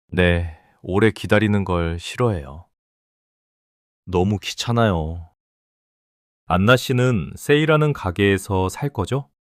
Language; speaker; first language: Korean; early bilingual, heritage; English